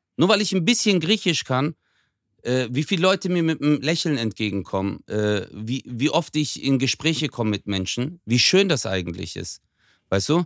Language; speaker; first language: German; early bilingual, other home language; Turkish